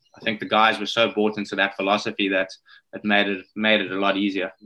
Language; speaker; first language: English; native; English